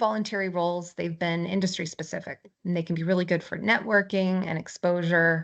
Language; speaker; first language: English; native; English